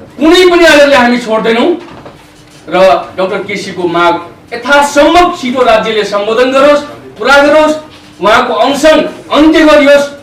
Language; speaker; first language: Nepali; non-native, local second language; Rana Tharu